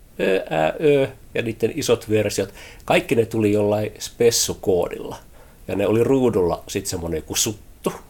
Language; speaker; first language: Finnish; early bilingual, heritage; Finnish